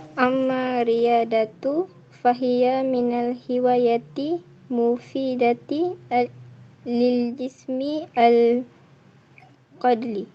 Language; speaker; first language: Arabic; non-native, learner; Malay